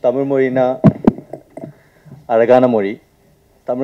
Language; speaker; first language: Tamil; non-native, learner; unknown